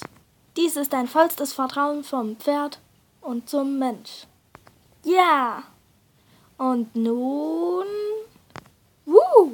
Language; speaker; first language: German; native; German